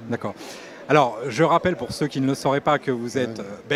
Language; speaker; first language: French; native; French